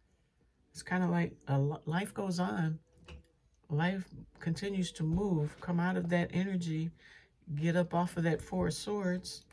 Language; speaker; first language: English; native; English